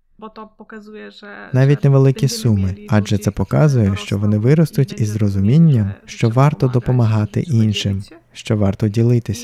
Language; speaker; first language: Ukrainian; non-native, fluent; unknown